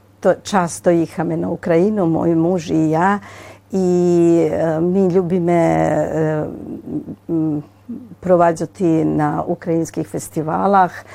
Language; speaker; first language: Ukrainian; early bilingual, heritage; Ukrainian